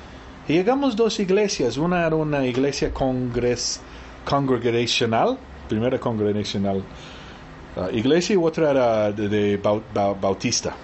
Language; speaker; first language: Spanish; early bilingual, heritage; Spanish